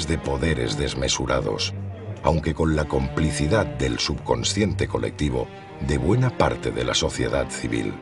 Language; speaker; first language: Spanish; native; Spanish